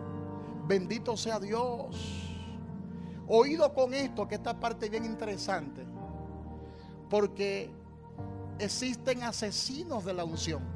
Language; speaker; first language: Spanish; native; Spanish